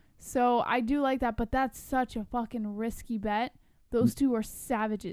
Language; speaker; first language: English; native; English